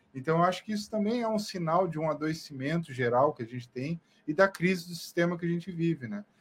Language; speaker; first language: Portuguese; native; Portuguese